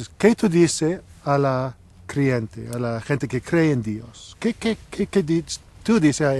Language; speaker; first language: Spanish; non-native, learner; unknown